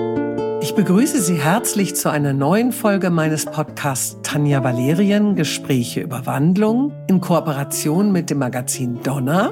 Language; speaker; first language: German; native; German